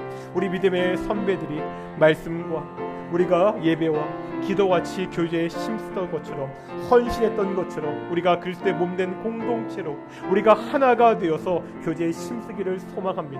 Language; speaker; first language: Korean; native; Korean